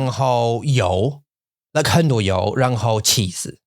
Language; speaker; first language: Chinese; non-native, learner; English